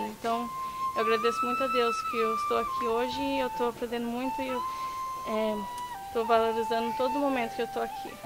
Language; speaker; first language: Portuguese; early bilingual, heritage; Portuguese